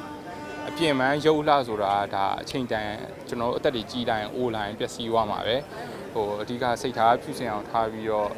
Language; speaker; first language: Burmese; native; Burmese